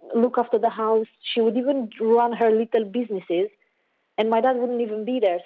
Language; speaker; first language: English; non-native, fluent; Romanian